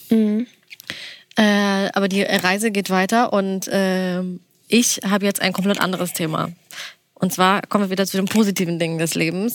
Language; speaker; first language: German; native; German